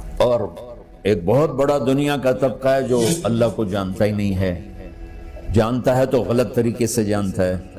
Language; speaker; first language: Urdu; non-native, local second language; Punjabi